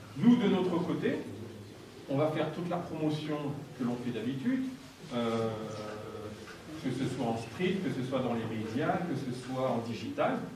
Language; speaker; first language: French; native; French